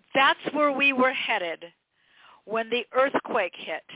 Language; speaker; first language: English; native; English